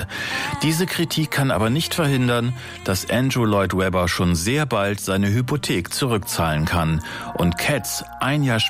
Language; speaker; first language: German; native; German